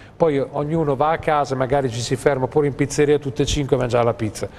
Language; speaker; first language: Italian; native; Italian